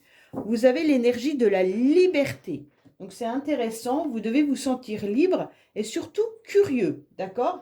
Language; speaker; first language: French; native; French